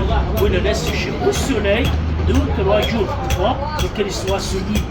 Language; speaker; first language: French; non-native, local second language; Arabic